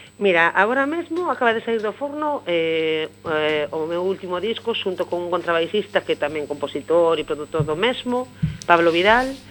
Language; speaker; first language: Galician; non-native, local second language; Spanish